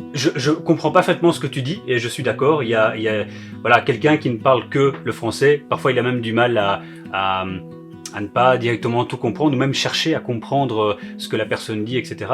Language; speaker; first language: French; native; French